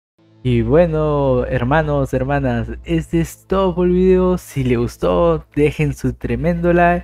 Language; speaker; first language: Spanish; native; Spanish